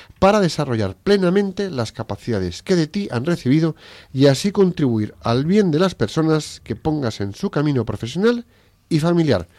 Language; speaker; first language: Spanish; native; Spanish